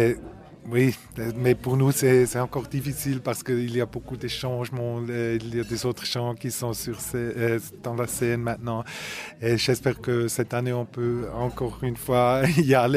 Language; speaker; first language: French; non-native, local second language; German